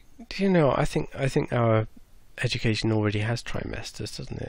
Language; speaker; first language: English; native; English